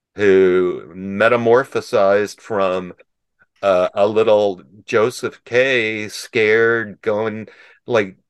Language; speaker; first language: English; native; English